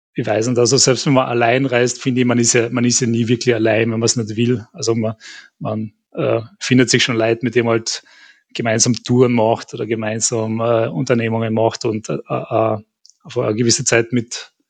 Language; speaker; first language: German; native; German